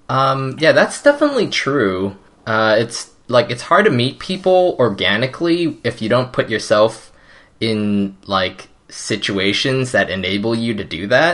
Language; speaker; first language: English; early bilingual, other home language; Cantonese